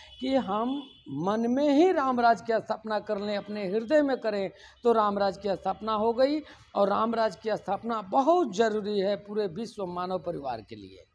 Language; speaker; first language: Hindi; native; Hindi